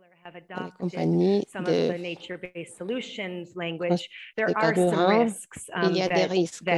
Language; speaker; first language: French; non-native, fluent; English